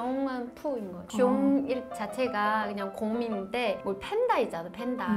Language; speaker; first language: Korean; non-native, fluent; Chinese